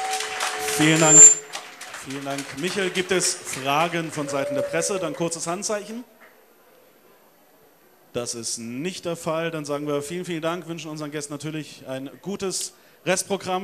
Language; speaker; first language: German; native; German